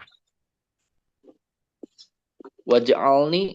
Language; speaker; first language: Arabic; non-native, learner; Indonesian